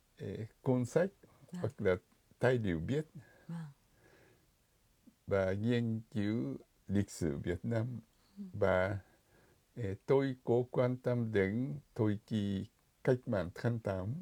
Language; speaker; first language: Vietnamese; non-native, fluent; Japanese